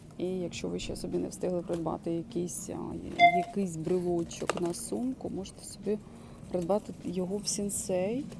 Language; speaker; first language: Ukrainian; non-native, local second language; Russian